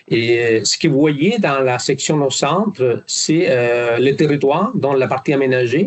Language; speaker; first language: French; non-native, fluent; Spanish